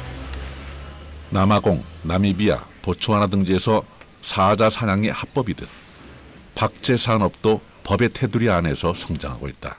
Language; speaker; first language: Korean; native; Korean